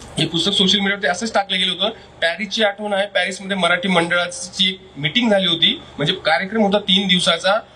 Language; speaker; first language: Marathi; non-native, local second language; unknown